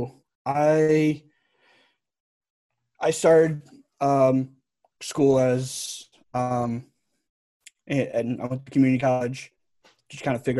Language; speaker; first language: English; native; English